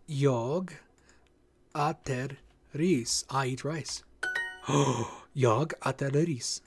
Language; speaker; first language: Swedish; non-native, learner; English